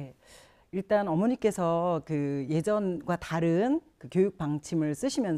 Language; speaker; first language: Korean; native; Korean